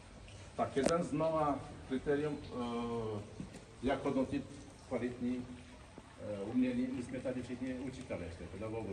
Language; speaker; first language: Czech; non-native, fluent; Romanian